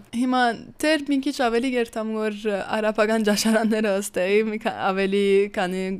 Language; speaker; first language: Armenian; early bilingual, heritage; Armenian